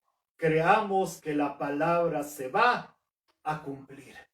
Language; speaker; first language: Spanish; native; Spanish